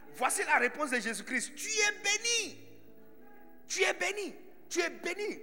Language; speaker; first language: French; non-native, fluent; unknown